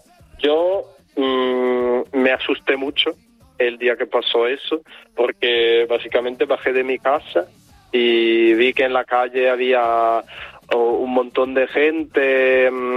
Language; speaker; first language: Spanish; non-native, fluent; Italian